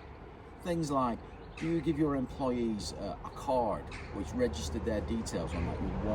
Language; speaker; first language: English; native; English